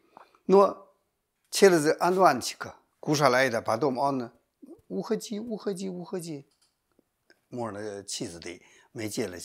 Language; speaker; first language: Russian; non-native, learner; Chinese